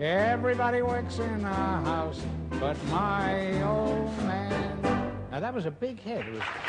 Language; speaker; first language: English; native; English